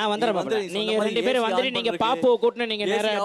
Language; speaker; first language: Tamil; native; Tamil